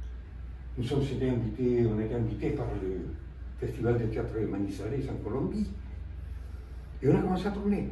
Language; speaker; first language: French; non-native, fluent; Spanish